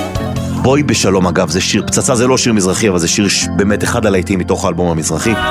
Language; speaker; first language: Hebrew; native; Hebrew